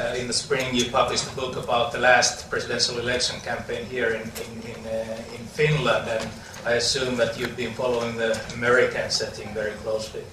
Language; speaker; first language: English; non-native, fluent; Finnish